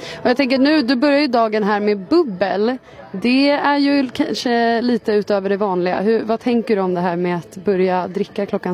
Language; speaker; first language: Swedish; native; Swedish